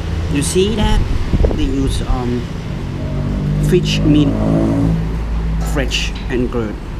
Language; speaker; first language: English; non-native, learner; Thai